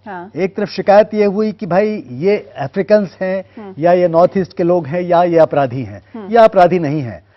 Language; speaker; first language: Hindi; native; Hindi